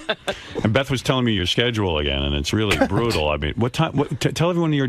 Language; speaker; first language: English; native; English